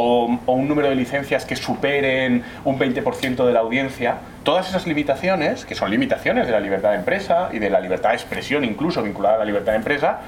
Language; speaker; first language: Spanish; native; Spanish